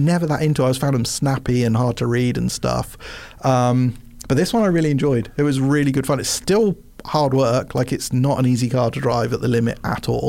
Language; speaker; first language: English; native; English